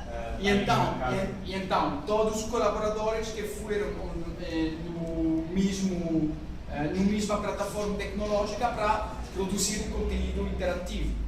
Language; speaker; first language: Portuguese; non-native, learner; French